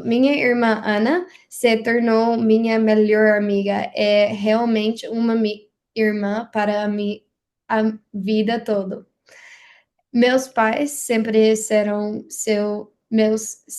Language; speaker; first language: Portuguese; non-native, learner; English